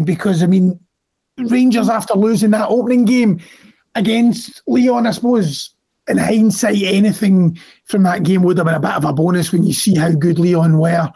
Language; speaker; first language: English; native; English